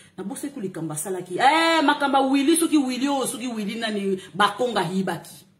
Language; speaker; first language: Lingala; native; Lingala